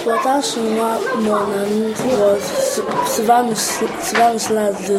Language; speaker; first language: Japanese; non-native, learner; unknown